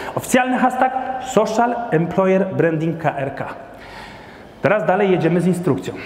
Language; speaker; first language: Polish; non-native, fluent; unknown